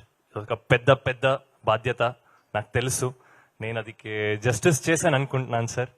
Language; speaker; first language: Telugu; non-native, learner; Kannada